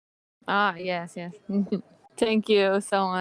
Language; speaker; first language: English; non-native, learner; Portuguese